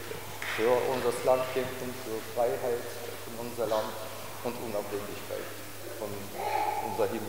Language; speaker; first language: German; non-native, learner; Ukrainian